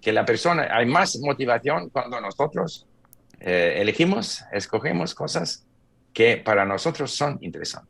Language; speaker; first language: Spanish; non-native, fluent; English